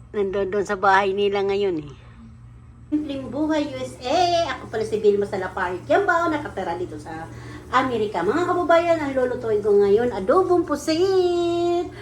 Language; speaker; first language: Filipino; non-native, local second language; Cebuano